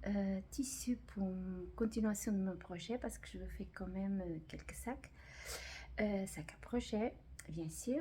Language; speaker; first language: French; non-native, fluent; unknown